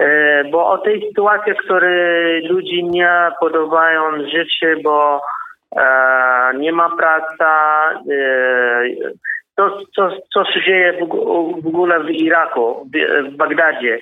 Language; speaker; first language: Polish; non-native, learner; Kurdish